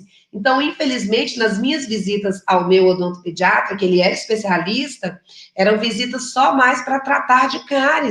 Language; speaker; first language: Portuguese; native; Portuguese